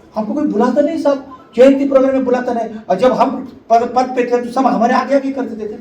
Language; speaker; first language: Hindi; non-native, local second language; Marathi